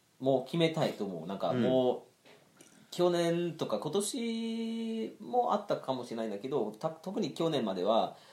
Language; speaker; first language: Japanese; non-native, fluent; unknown